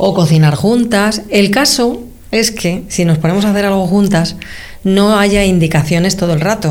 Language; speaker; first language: Spanish; native; Spanish